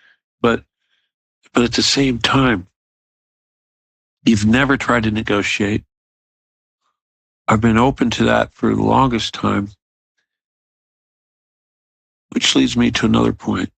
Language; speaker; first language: English; native; English